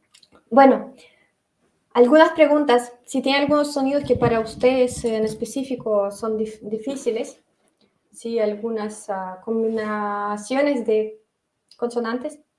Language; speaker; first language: Spanish; non-native, fluent; Russian